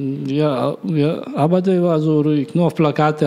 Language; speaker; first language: German; non-native, learner; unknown